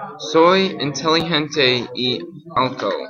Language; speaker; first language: Spanish; non-native, learner; English